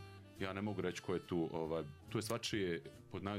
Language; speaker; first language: Serbian; native; Serbian